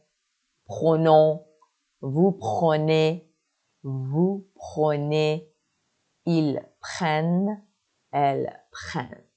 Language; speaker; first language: French; non-native, fluent; Persian